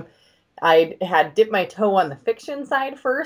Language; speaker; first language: English; native; English